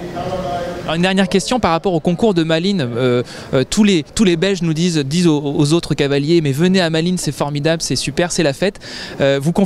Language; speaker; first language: French; native; French